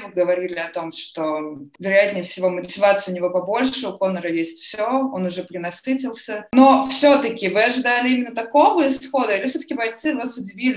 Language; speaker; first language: Russian; native; Russian